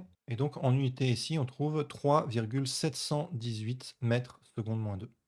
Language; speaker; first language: French; native; French